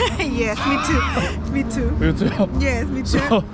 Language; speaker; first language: English; non-native, learner; Spanish